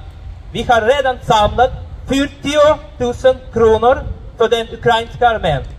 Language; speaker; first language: Swedish; non-native, fluent; Russian